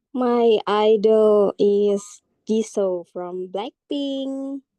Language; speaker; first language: English; non-native, learner; Indonesian